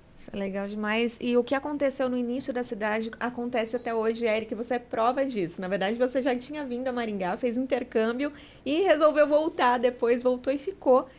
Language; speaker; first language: Portuguese; native; Portuguese